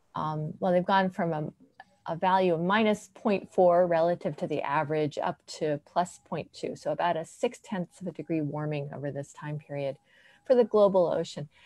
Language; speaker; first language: English; native; English